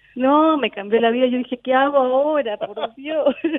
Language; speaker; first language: Spanish; native; Spanish